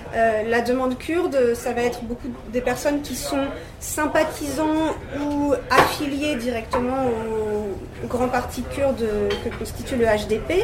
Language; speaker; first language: French; native; French